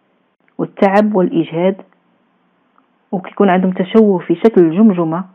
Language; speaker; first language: Arabic; native; Arabic